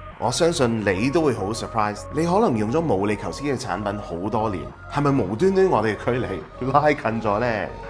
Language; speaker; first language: Cantonese; early bilingual, heritage; Cantonese